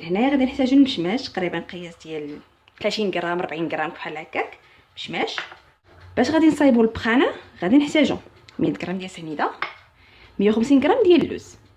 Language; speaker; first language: Arabic; native; Arabic